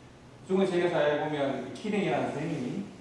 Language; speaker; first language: Korean; native; Korean